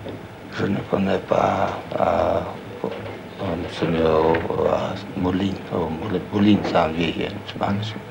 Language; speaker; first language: French; non-native, learner; German